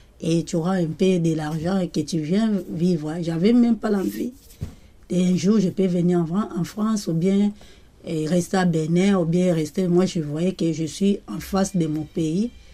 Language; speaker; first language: French; non-native, local second language; Lingala